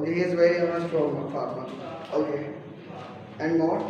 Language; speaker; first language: English; non-native, fluent; Hindi